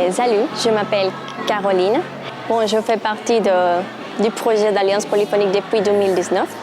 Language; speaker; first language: French; non-native, fluent; Spanish